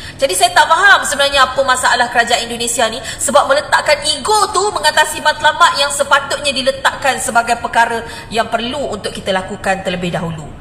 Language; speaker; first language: Malay; native; Malay